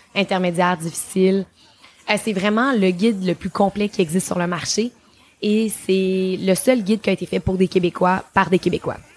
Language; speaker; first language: French; native; French